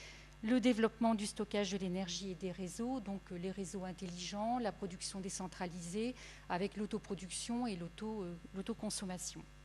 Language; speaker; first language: French; native; French